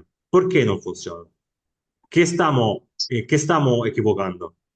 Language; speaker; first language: Spanish; non-native, fluent; Italian